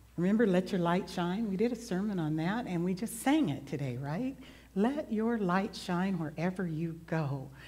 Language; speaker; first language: English; native; English